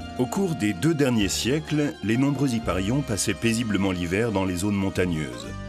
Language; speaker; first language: French; native; French